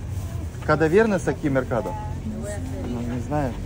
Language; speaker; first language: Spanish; non-native, learner; Russian